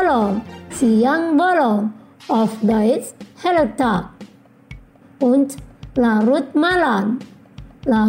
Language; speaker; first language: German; non-native, fluent; Indonesian